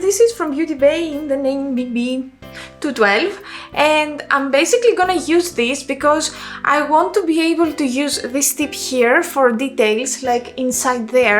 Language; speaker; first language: English; non-native, fluent; Greek